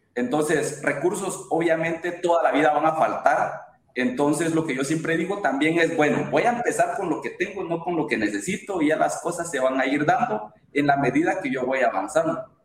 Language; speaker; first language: Spanish; native; Spanish